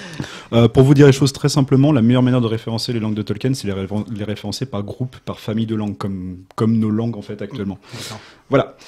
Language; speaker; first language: French; native; French